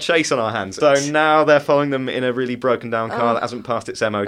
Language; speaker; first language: English; native; English